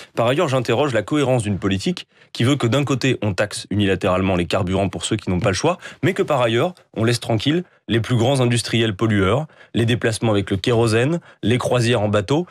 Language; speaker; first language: French; native; French